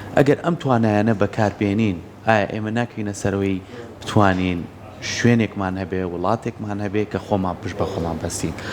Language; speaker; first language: Central Kurdish; native; Central Kurdish